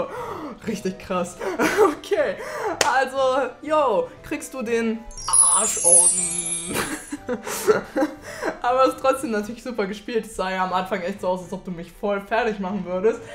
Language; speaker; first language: German; native; German